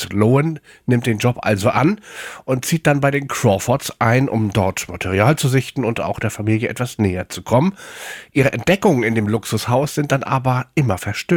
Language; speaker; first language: German; native; German